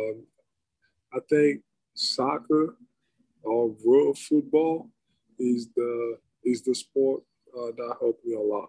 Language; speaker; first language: English; non-native, local second language; French